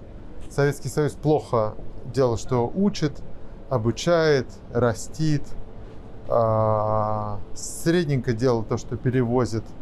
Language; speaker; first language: Russian; native; Russian